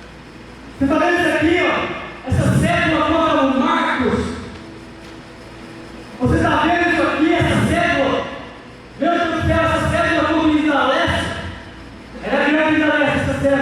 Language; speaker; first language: Portuguese; native; Portuguese